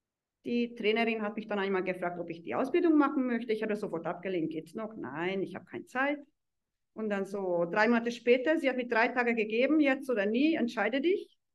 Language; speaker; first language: German; non-native, fluent; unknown